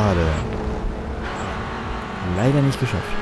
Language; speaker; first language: German; native; German